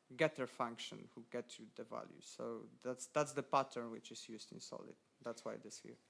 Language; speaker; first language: English; non-native, fluent; Polish